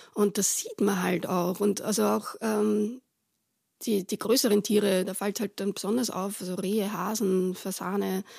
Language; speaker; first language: German; native; German